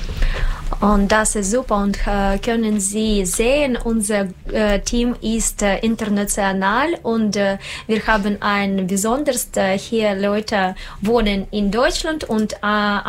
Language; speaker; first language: German; non-native, learner; Russian